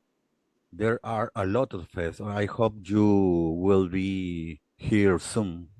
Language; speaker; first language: English; non-native, learner; Spanish